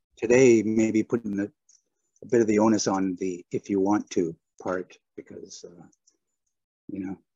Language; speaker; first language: English; native; English